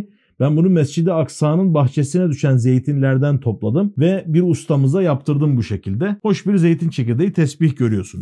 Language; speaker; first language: Turkish; native; Turkish